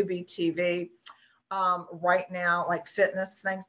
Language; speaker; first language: English; native; English